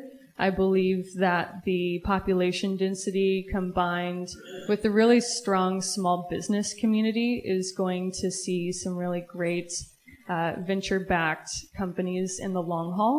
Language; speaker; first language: English; native; English